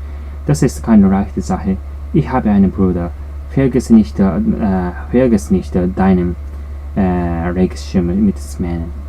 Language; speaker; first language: German; non-native, learner; Japanese